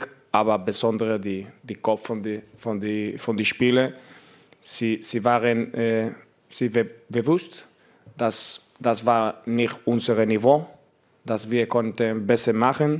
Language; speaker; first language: German; non-native, learner; Spanish